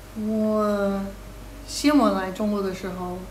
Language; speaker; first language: Chinese; non-native, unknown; English